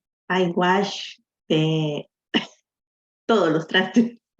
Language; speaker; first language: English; non-native, learner; Spanish